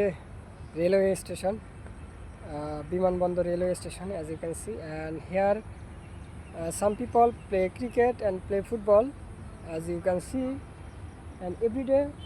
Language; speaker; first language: English; non-native, learner; Bangla